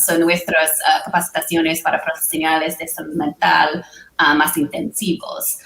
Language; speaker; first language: Spanish; non-native, learner; English